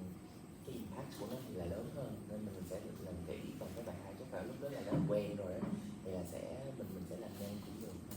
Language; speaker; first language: Vietnamese; native; Vietnamese